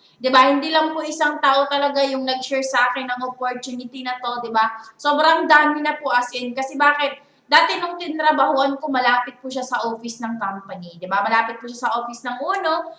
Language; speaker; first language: Filipino; non-native, local second language; Cebuano